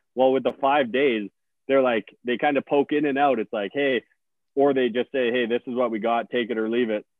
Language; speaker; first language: English; native; English